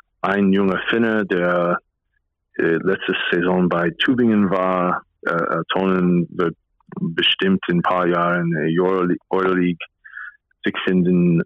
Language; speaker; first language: German; non-native, fluent; English